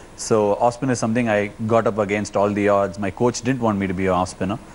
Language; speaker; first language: English; non-native, local second language; Tamil